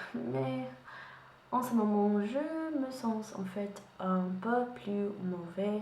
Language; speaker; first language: French; non-native, learner; English